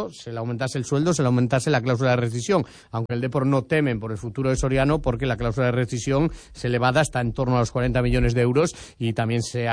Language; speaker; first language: Spanish; native; Spanish